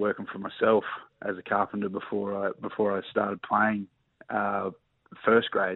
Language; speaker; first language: English; native; English